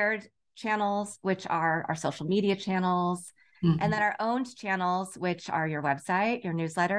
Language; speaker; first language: English; native; English